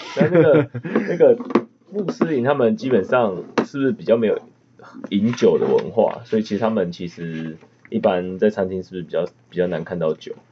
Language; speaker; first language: Chinese; native; Chinese